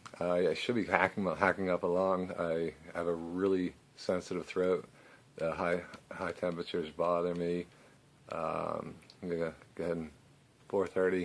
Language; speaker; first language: English; native; English